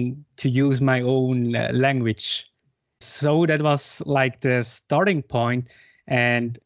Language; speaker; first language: English; non-native, fluent; Swiss German